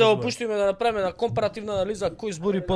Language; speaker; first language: Macedonian; native; Macedonian